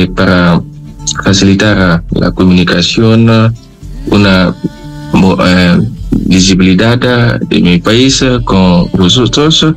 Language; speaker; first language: Spanish; non-native, learner; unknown